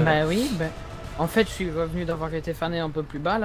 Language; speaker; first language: French; native; French